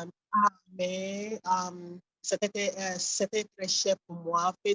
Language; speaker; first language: French; non-native, learner; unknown